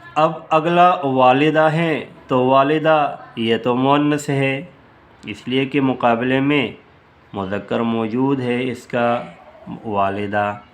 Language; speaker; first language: Urdu; non-native, local second language; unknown